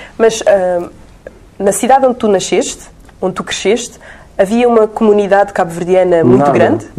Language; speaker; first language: Portuguese; native; Portuguese